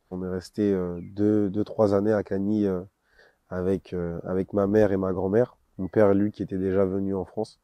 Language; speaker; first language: French; early bilingual, other home language; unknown